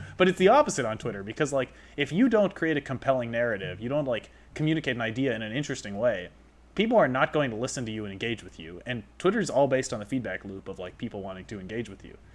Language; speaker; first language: English; native; English